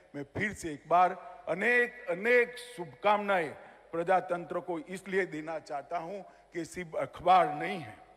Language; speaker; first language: Hindi; non-native, local second language; Gujarati